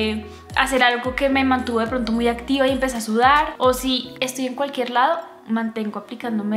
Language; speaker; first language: Spanish; native; Spanish